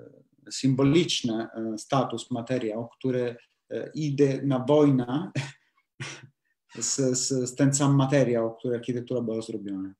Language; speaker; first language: Polish; non-native, learner; Italian